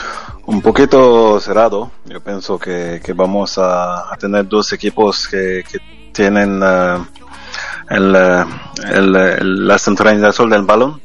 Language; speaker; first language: Spanish; non-native, fluent; French